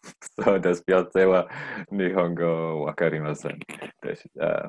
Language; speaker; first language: Japanese; non-native, learner; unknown